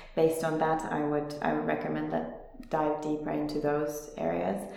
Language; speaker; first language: English; non-native, fluent; Finnish